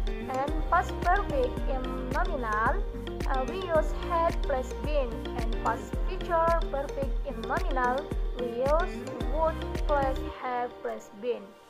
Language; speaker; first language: English; non-native, learner; Indonesian